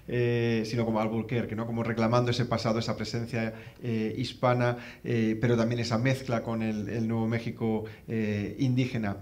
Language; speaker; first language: Spanish; native; Spanish